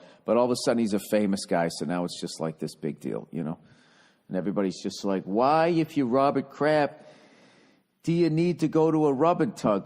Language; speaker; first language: English; native; English